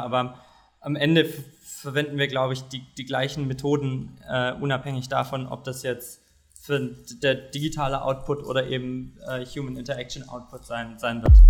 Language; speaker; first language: German; native; German